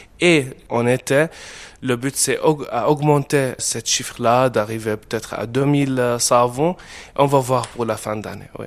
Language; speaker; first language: French; non-native, fluent; Arabic